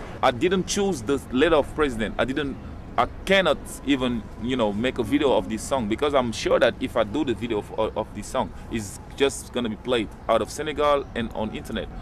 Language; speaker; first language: English; non-native, learner; Wolof